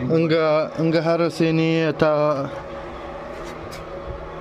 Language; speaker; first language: Indonesian; non-native, learner; English